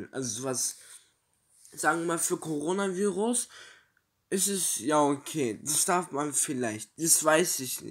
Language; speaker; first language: German; early bilingual, other home language; Turkish